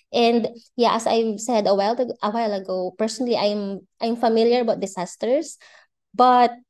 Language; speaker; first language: English; non-native, local second language; Bikol